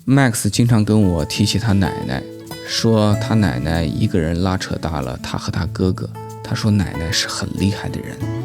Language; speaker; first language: Chinese; native; Chinese